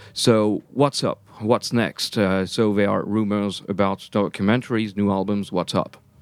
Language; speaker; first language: English; non-native, fluent; French